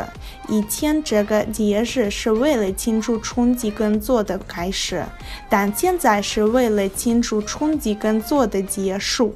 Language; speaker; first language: Chinese; non-native, learner; Russian